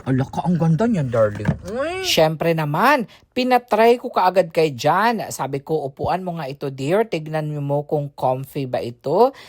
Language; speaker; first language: Filipino; non-native, local second language; Cebuano